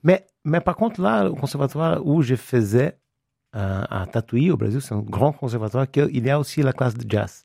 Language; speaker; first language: French; non-native, fluent; Portuguese